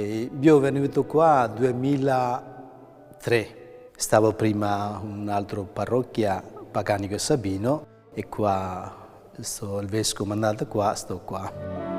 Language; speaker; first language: Italian; non-native, fluent; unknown